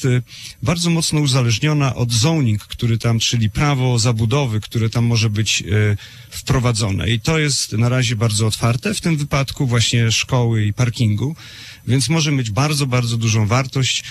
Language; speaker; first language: Polish; native; Polish